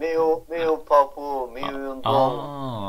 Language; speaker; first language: Chinese; non-native, learner; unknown